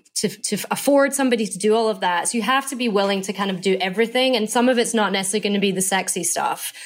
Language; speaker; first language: English; native; English